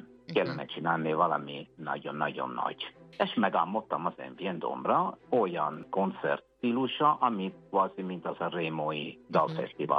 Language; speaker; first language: Hungarian; non-native, fluent; Italian